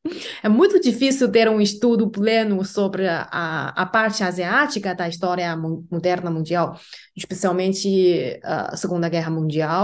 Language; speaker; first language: Portuguese; non-native, fluent; Chinese